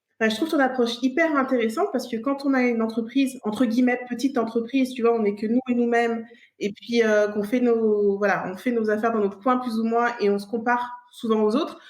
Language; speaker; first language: French; native; French